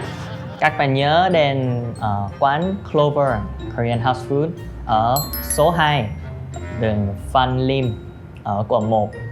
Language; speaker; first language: Vietnamese; non-native, learner; Korean